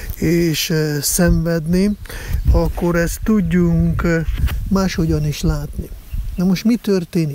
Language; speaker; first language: Hungarian; non-native, fluent; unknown